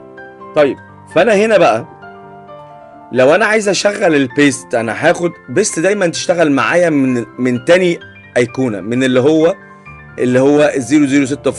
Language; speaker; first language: Arabic; native; Arabic